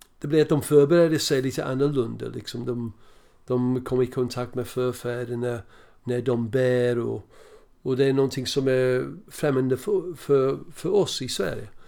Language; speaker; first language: Swedish; non-native, fluent; English